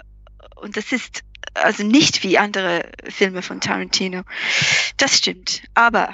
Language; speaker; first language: German; non-native, fluent; English